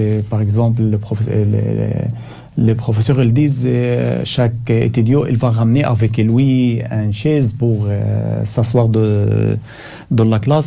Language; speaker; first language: French; non-native, learner; Arabic